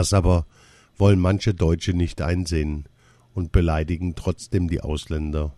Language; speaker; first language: German; early bilingual, other home language; Arabic